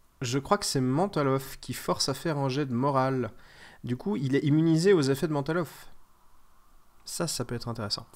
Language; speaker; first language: French; native; French